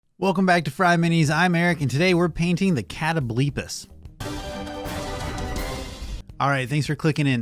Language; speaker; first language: English; native; English